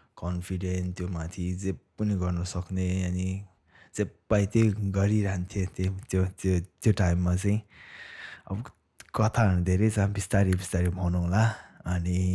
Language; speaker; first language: Nepali; non-native, local second language; Tibetan